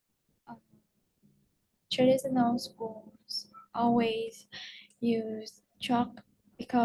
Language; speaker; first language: English; non-native, learner; Vietnamese